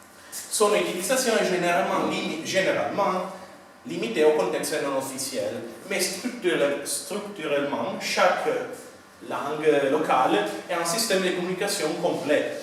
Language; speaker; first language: French; non-native, fluent; Italian